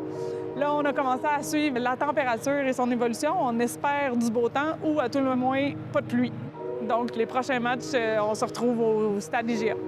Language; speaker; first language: French; native; French